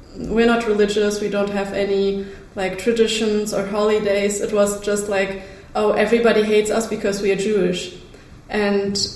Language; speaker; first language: English; early bilingual, other home language; Russian